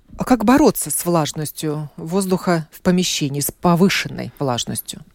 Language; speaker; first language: Russian; native; Russian